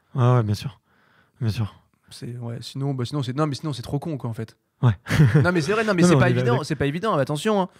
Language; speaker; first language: French; native; French